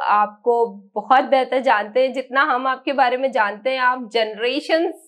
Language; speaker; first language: Hindi; native; Hindi